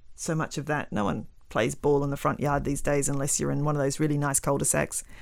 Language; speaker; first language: English; native; English